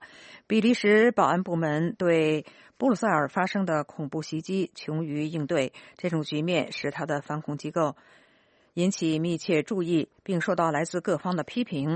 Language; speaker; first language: Chinese; native; Chinese